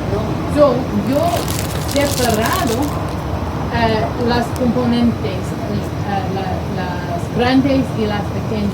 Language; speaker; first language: Spanish; non-native, learner; English